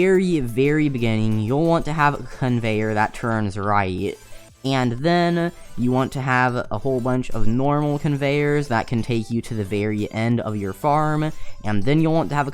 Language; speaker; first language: English; native; English